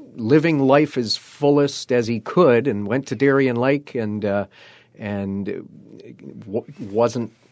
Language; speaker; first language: English; native; English